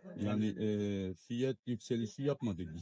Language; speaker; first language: Turkish; non-native, fluent; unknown